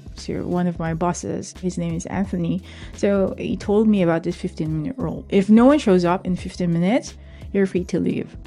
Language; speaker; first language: English; non-native, local second language; Filipino